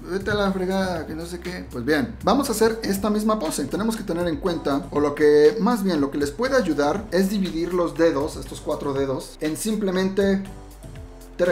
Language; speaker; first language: Spanish; native; Spanish